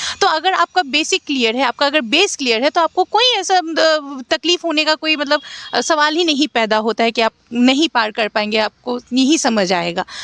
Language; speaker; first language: Hindi; non-native, local second language; Assamese